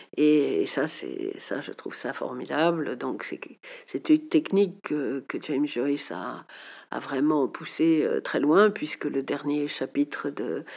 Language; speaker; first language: French; native; French